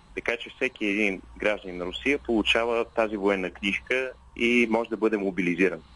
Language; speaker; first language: Bulgarian; native; Bulgarian